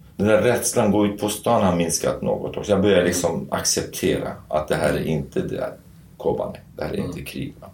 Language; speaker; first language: Swedish; non-native, fluent; Kurdish